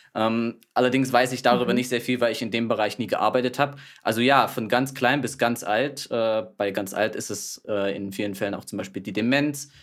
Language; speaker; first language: German; native; German